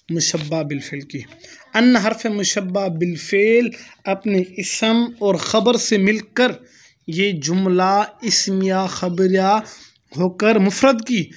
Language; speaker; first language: Urdu; non-native, local second language; Pashto